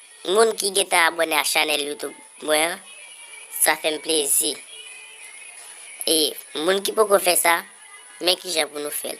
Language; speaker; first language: French; non-native, learner; Haitian Creole